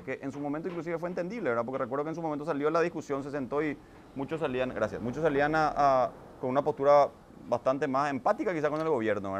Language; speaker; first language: Spanish; native; Spanish